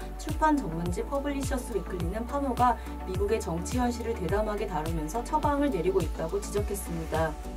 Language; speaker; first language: Korean; native; Korean